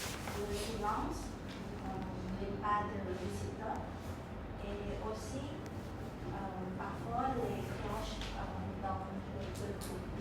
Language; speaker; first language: French; non-native, learner; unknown